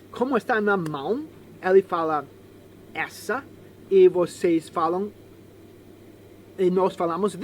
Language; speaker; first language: Portuguese; non-native, fluent; English